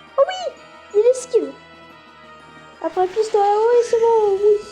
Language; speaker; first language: French; native; French